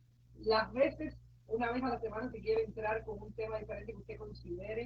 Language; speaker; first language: Spanish; native; Spanish